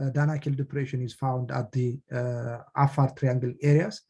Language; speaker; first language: English; non-native, local second language; Amharic